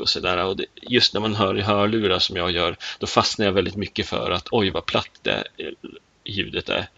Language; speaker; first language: Swedish; native; Swedish